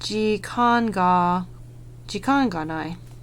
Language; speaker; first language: Japanese; non-native, learner; English